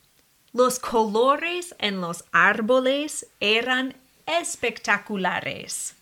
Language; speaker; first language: Spanish; non-native, fluent; English